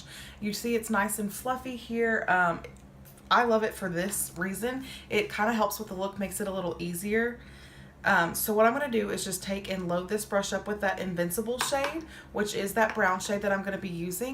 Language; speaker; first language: English; native; English